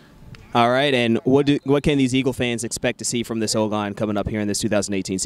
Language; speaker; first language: English; native; English